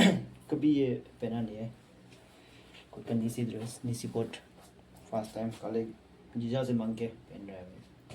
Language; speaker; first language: Hindi; non-native, local second language; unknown